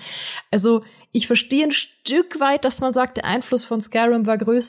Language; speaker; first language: German; native; German